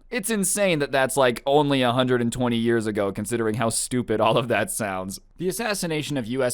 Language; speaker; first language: English; native; English